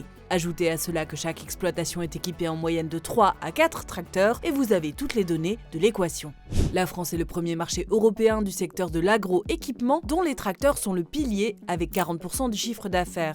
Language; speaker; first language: French; native; French